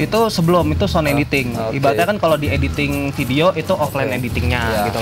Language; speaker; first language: Indonesian; native; Indonesian